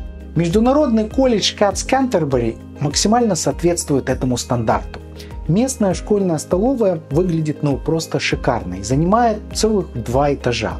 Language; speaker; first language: Russian; native; Russian